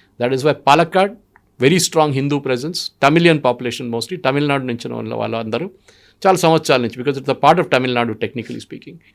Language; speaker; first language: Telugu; non-native, local second language; Malayalam